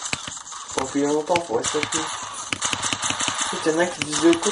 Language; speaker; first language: French; native; French